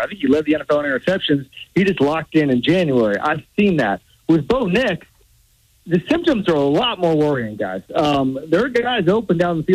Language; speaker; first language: English; native; English